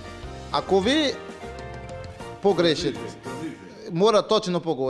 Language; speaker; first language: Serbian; non-native, learner; Portuguese